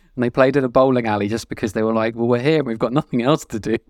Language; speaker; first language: English; native; English